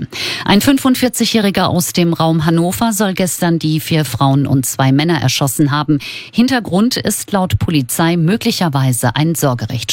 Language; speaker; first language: German; native; German